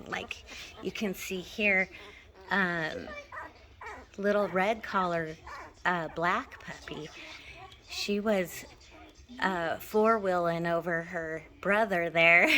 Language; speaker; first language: English; native; English